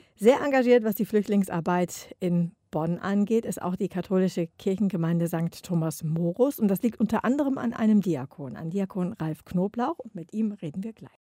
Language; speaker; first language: German; native; German